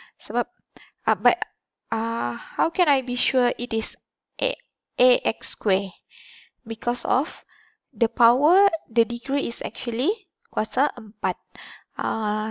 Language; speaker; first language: English; non-native, local second language; Malay